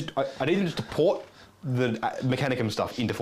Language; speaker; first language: English; native; English